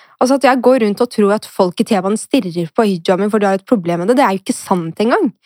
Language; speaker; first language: Norwegian; early bilingual, other home language; Arabic